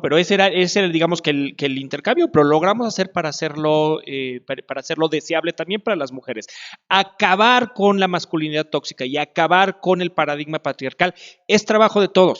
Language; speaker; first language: Spanish; native; Spanish